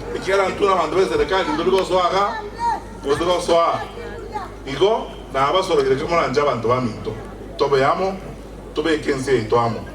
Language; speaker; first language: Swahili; non-native, local second language; Gusii